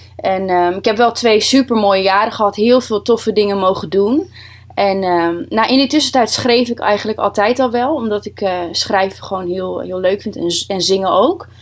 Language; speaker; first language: Dutch; early bilingual, other home language; Russian